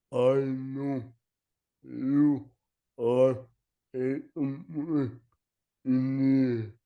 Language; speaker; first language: English; non-native, learner; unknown